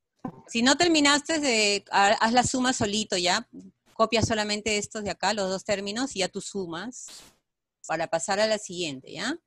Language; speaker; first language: Spanish; native; Spanish